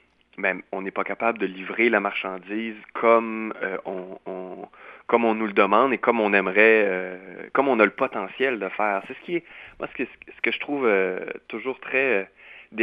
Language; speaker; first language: French; native; French